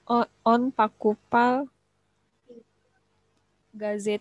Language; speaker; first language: Russian; non-native, learner; Indonesian